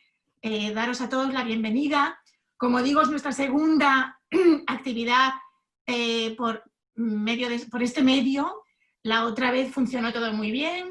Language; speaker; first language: Spanish; native; Spanish